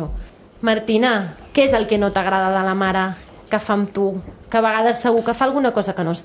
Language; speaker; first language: Catalan; native; Catalan